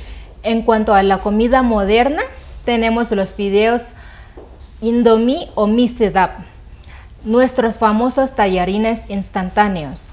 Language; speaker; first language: Spanish; non-native, fluent; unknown